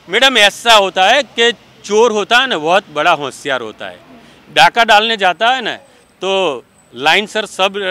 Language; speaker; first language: Hindi; non-native, local second language; Gujarati